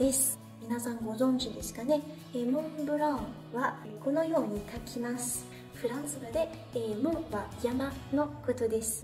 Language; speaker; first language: Japanese; non-native, fluent; French